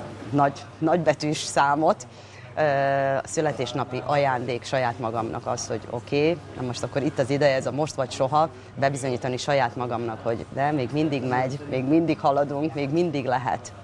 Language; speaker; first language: Hungarian; native; Hungarian